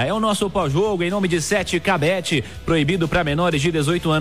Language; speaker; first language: Portuguese; native; Portuguese